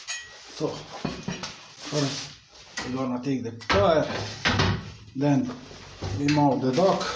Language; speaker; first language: English; non-native, learner; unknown